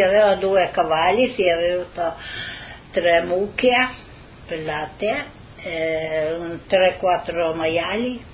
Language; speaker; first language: Italian; non-native, local second language; Slovenian